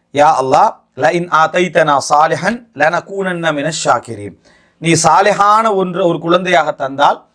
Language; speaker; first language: Tamil; native; Tamil